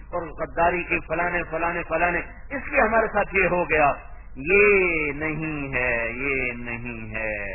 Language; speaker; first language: Urdu; non-native, local second language; Punjabi